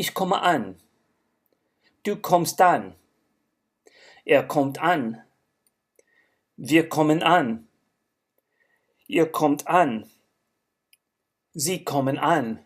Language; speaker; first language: German; non-native, fluent; English